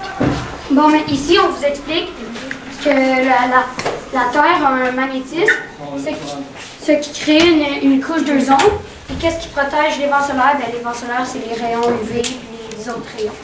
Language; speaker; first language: French; native; French